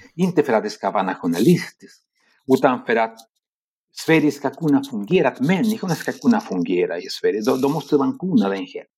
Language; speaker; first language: Swedish; non-native, fluent; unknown